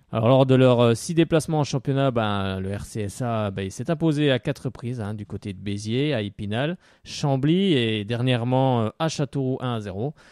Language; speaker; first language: French; native; French